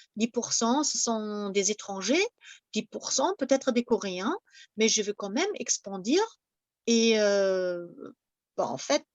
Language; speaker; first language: French; non-native, fluent; German